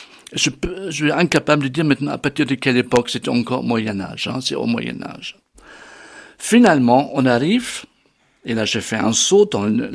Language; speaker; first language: French; non-native, fluent; German